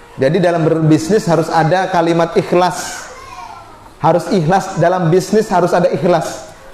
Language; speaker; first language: Indonesian; native; Indonesian